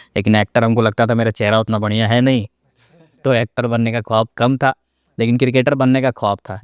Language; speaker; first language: Hindi; native; Hindi